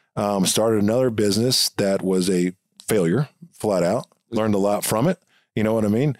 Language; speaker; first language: English; native; English